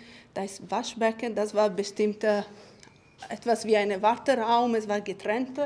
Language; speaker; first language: German; non-native, fluent; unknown